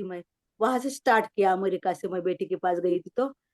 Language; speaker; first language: Hindi; non-native, local second language; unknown